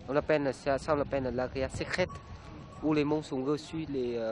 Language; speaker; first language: French; non-native, fluent; Vietnamese